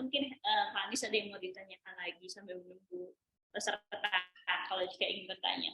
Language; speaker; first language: Indonesian; native; Indonesian